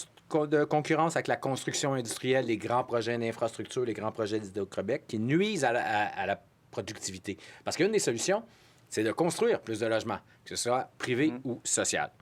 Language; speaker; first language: French; native; French